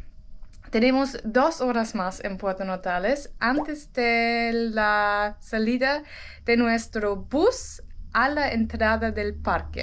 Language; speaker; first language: Spanish; non-native, learner; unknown